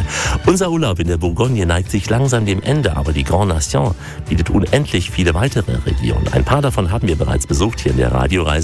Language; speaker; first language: German; native; German